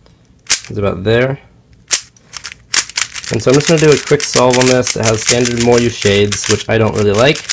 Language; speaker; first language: English; native; English